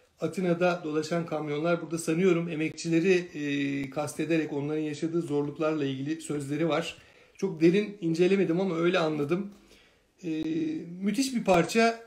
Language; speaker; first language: Turkish; native; Turkish